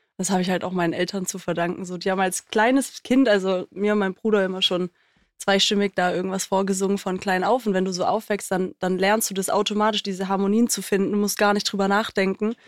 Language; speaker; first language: German; native; German